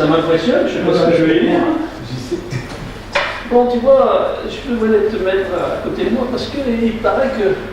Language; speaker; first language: French; native; French